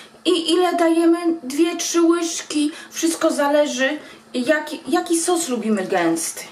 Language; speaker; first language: Polish; native; Polish